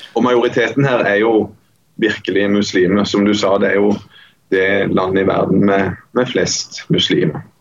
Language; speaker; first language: Norwegian; native; Norwegian